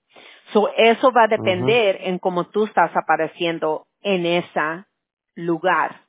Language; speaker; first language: Spanish; early bilingual, heritage; Spanish